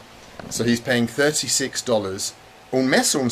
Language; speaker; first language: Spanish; non-native, learner; English